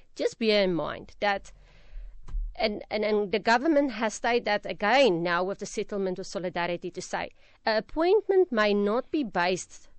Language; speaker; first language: English; non-native, local second language; Afrikaans